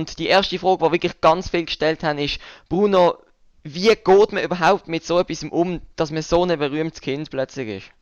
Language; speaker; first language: German; native; German